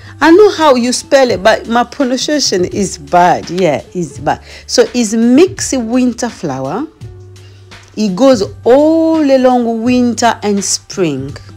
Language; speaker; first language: English; non-native, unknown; Lingala